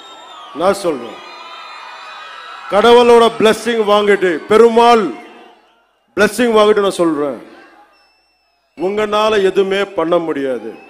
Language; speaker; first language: Tamil; non-native, fluent; Telugu